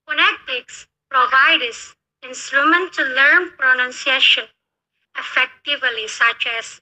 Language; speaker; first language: English; non-native, learner; Indonesian